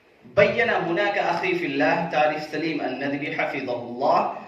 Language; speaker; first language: Arabic; non-native, fluent; Urdu